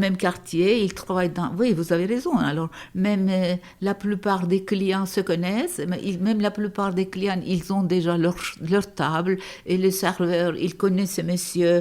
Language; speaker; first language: French; non-native, fluent; Turkish